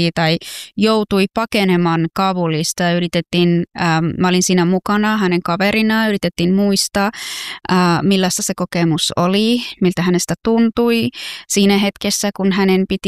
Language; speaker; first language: Finnish; non-native, fluent; Persian